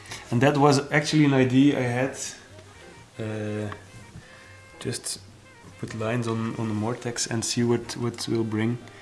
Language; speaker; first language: English; non-native, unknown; Dutch